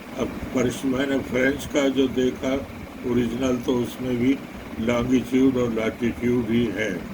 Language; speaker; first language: Urdu; native; Urdu